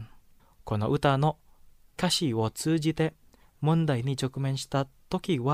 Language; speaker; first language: Japanese; non-native, fluent; Indonesian